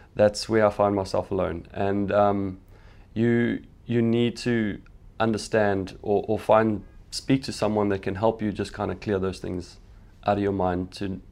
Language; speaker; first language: English; native; English